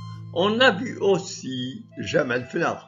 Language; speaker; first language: French; non-native, local second language; Arabic